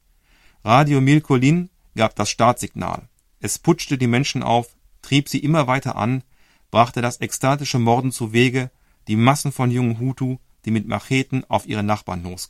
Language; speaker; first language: German; native; German